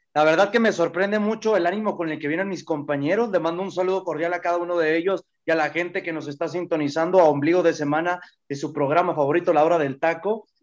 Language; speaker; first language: Spanish; native; Spanish